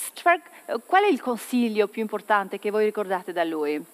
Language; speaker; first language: Italian; non-native, fluent; Albanian